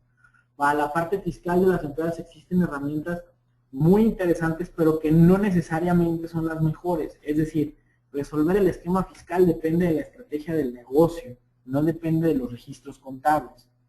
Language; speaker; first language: Spanish; native; Spanish